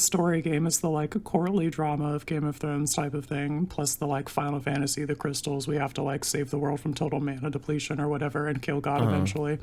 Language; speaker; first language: English; native; English